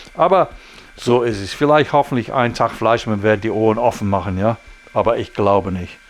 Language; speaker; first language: German; non-native, learner; English